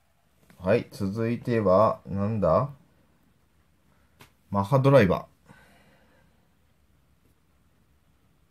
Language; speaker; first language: Japanese; native; Japanese